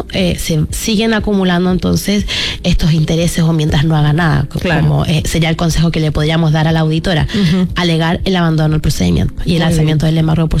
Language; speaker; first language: Spanish; native; Spanish